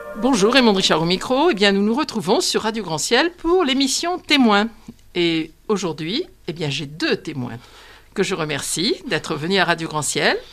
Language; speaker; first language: French; native; French